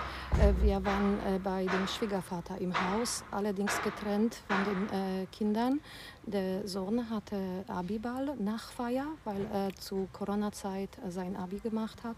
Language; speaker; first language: German; non-native, fluent; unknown